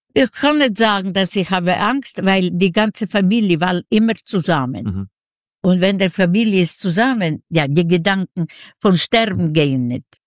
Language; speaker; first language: German; non-native, learner; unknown